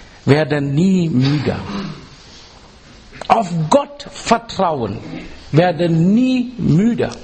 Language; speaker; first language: German; non-native, fluent; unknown